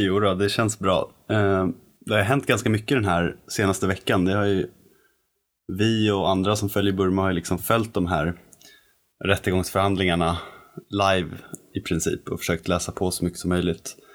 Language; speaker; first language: Swedish; native; Swedish